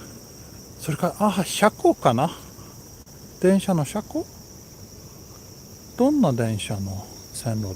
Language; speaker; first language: Japanese; non-native, learner; Swedish